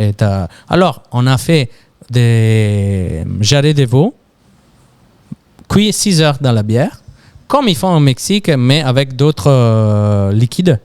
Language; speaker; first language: French; non-native, fluent; Italian